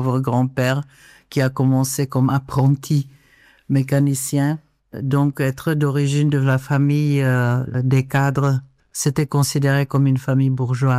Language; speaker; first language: French; non-native, fluent; Czech